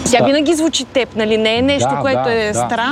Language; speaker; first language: Bulgarian; native; Bulgarian